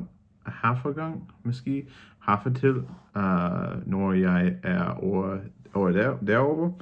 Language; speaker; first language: Danish; non-native, learner; English